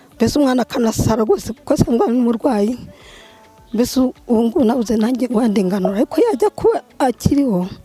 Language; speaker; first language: Kinyarwanda; native; Kinyarwanda